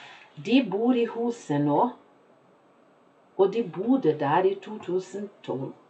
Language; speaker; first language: Norwegian; non-native, fluent; Portuguese